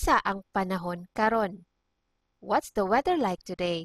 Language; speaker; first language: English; non-native, local second language; Cebuano